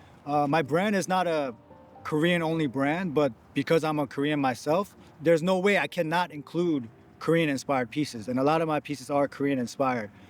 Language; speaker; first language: English; early bilingual, other home language; Korean